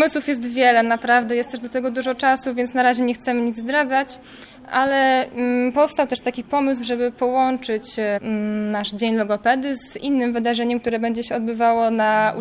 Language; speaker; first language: Polish; native; Polish